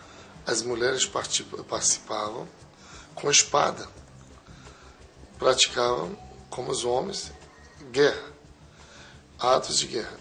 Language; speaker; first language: Portuguese; non-native, fluent; Persian